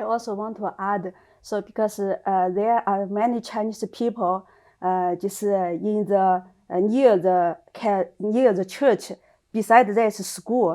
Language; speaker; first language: English; non-native, learner; Chinese